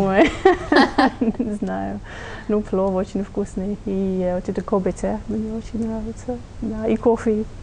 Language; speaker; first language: Russian; non-native, fluent; English